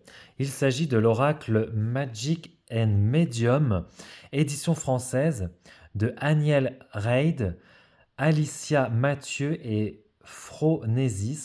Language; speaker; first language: French; native; French